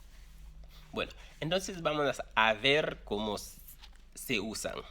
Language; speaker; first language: Spanish; non-native, fluent; Haitian Creole